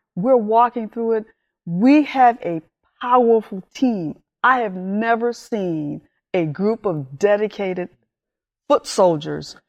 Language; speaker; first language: English; early bilingual, other home language; Spanish